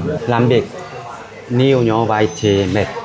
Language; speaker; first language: Vietnamese; non-native, learner; Korean